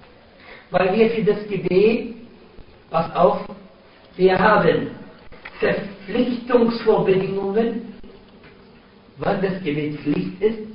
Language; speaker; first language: German; non-native, fluent; Arabic